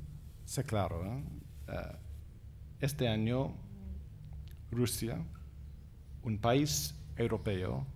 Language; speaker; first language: Spanish; non-native, fluent; English